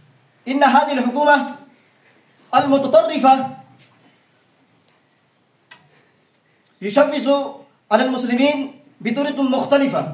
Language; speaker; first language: Arabic; non-native, learner; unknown